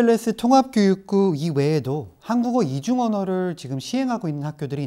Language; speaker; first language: Korean; native; Korean